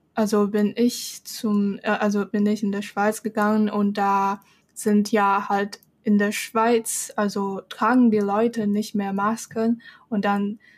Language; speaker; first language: German; non-native, fluent; Chinese